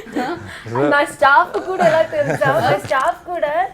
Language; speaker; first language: Telugu; non-native, learner; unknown